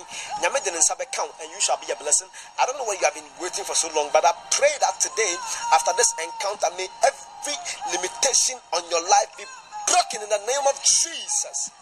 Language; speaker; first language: English; non-native, local second language; Akan